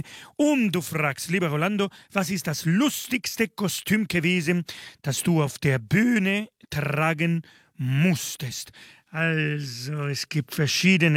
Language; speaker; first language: German; non-native, fluent; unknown